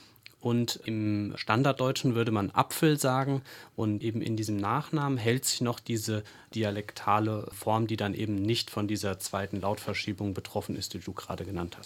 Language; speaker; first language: German; native; German